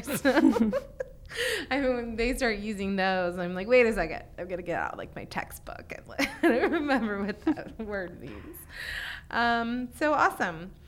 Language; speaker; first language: English; native; English